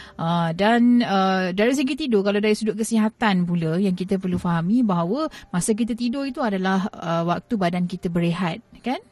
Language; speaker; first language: Malay; native; Malay